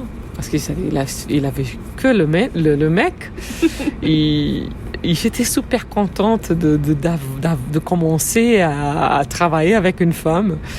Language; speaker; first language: French; non-native, learner; Portuguese